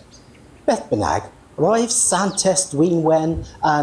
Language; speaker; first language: Welsh; non-native, learner; English